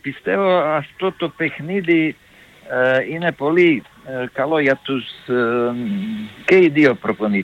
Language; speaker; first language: Greek; non-native, fluent; Serbian